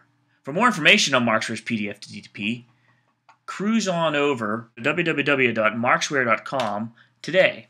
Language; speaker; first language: English; native; English